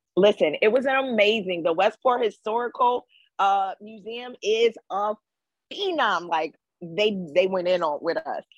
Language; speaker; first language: English; native; English